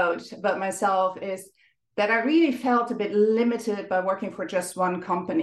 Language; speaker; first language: English; non-native, fluent; German